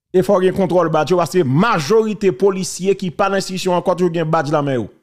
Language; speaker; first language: French; non-native, local second language; Haitian Creole